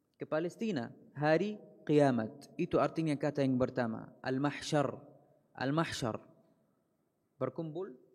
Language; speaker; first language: Malay; non-native, fluent; Arabic